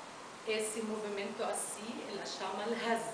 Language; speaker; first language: Portuguese; non-native, fluent; Arabic